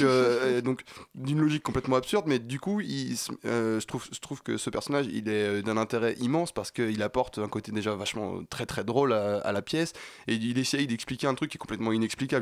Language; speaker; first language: French; native; French